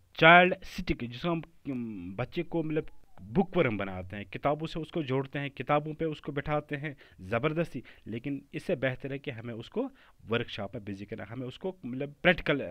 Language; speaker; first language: Hindi; non-native, local second language; Kashmiri